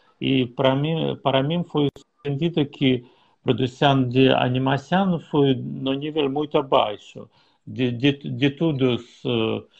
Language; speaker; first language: Portuguese; non-native, learner; Russian